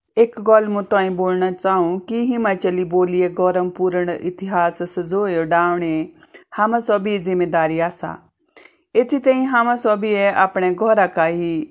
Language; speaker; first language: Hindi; native; Hindi